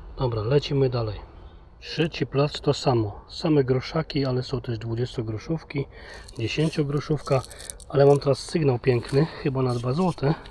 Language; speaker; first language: Polish; native; Polish